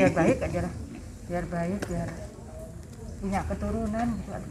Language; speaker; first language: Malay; non-native, local second language; Javanese